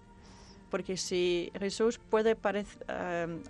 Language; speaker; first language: Spanish; non-native, fluent; Danish